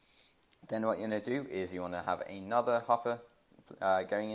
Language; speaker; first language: English; native; English